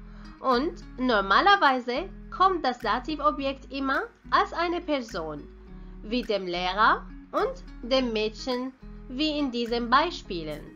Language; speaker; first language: German; non-native, fluent; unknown